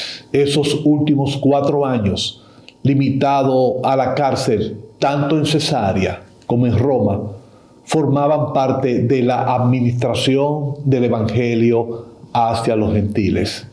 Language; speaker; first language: Spanish; native; Spanish